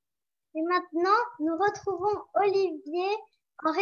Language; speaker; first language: French; native; French